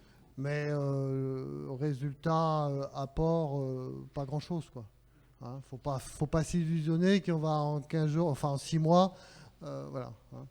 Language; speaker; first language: French; native; French